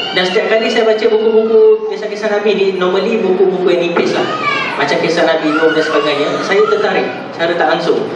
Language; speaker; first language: Malay; non-native, local second language; Tamil